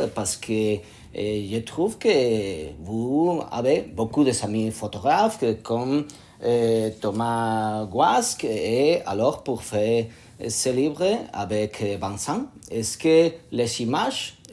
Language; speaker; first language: French; non-native, learner; Spanish